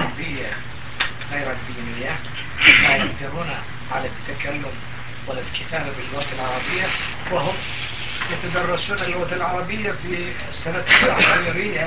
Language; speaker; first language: Arabic; non-native, local second language; Turkish